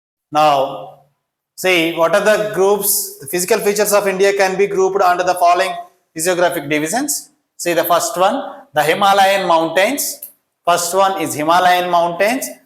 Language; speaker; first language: English; non-native, local second language; Telugu